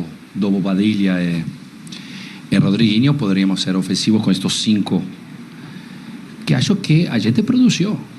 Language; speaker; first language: Portuguese; non-native, learner; Spanish